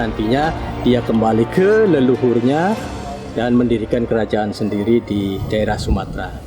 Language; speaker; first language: Malay; native; Malay